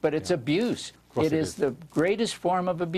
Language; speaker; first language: English; native; English